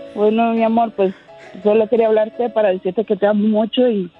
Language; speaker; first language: Spanish; native; Spanish